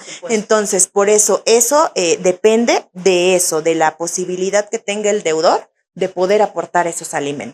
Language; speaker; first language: Spanish; native; Spanish